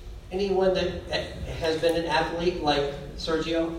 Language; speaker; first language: English; native; English